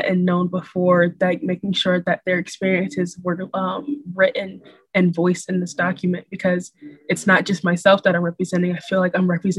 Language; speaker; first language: English; native; English